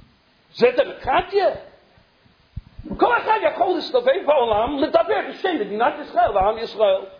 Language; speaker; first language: Hebrew; non-native, fluent; English